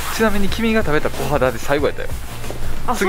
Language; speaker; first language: Japanese; native; Japanese